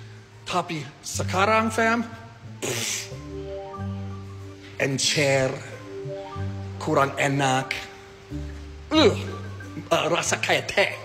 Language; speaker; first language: Indonesian; non-native, learner; English